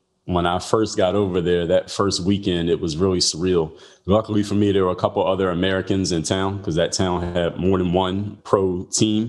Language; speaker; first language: English; native; English